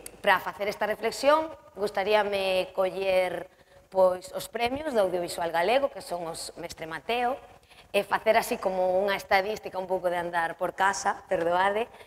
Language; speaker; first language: Galician; native; Galician